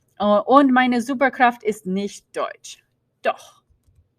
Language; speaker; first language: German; non-native, fluent; English